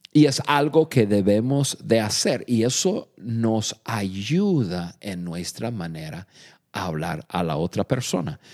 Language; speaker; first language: Spanish; non-native, fluent; English